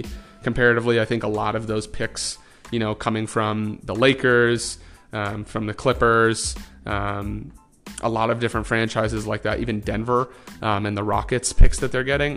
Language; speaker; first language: English; native; English